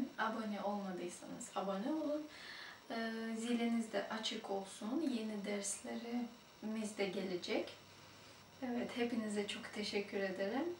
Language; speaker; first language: Turkish; non-native, fluent; Russian